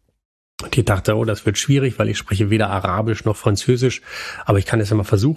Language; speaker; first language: German; native; German